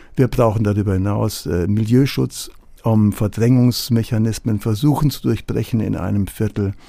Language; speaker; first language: German; native; German